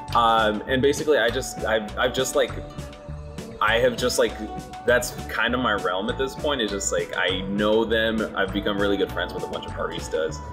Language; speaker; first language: English; native; English